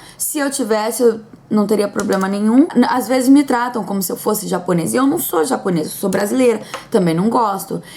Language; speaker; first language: Portuguese; native; Portuguese